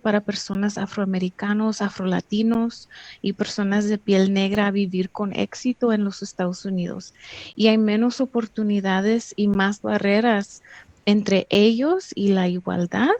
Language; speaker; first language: Spanish; early bilingual, heritage; English